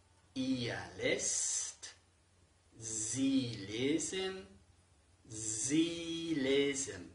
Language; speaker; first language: German; non-native, fluent; Spanish